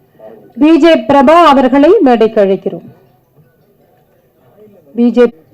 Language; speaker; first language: Tamil; native; Tamil